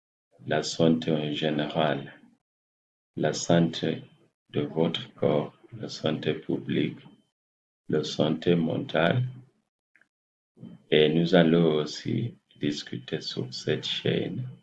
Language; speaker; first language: French; non-native, fluent; English